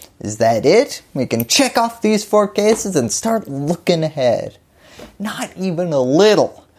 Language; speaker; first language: English; native; English